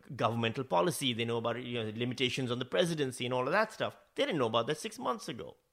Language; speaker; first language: English; non-native, local second language; Urdu